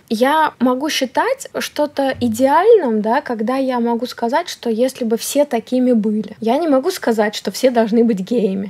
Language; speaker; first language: Russian; native; Russian